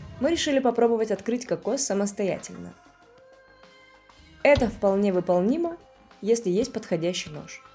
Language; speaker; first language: Russian; native; Russian